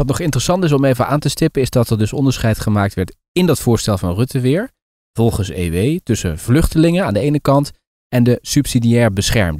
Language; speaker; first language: Dutch; native; Dutch